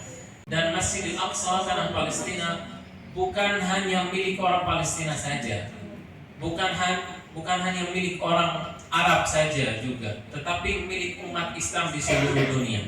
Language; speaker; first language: Indonesian; non-native, fluent; Arabic